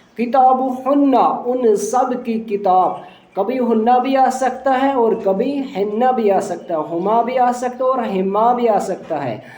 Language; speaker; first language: Urdu; non-native, local second language; Punjabi